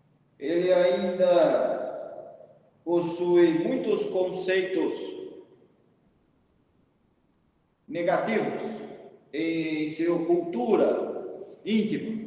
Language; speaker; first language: Portuguese; non-native, fluent; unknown